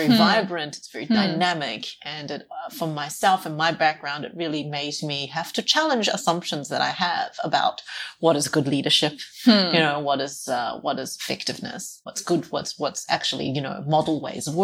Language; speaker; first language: English; native; English